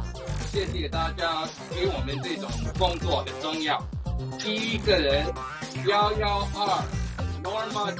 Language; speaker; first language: Chinese; early bilingual, heritage; Chinese